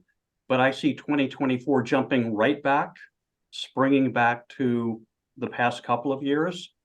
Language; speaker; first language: English; native; English